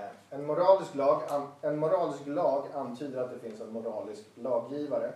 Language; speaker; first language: Swedish; native; Swedish